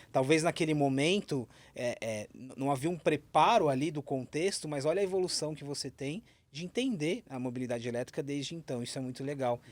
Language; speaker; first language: Portuguese; native; Portuguese